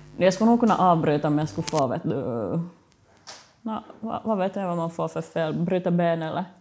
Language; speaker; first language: Swedish; native; Swedish